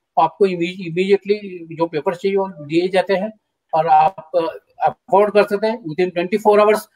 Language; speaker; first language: Hindi; non-native, local second language; Marathi